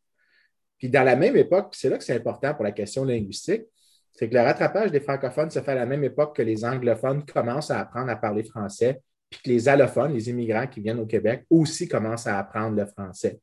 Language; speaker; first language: French; native; French